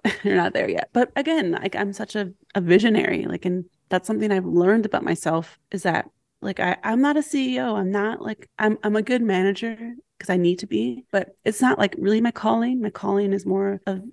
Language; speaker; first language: English; native; English